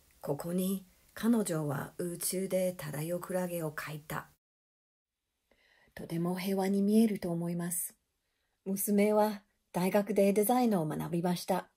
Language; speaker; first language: Japanese; non-native, fluent; English